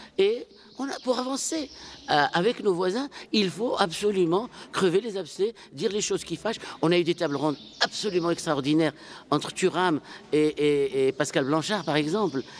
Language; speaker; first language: French; non-native, local second language; Arabic